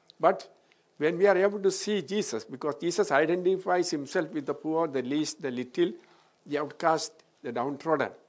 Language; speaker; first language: English; non-native, local second language; Malayalam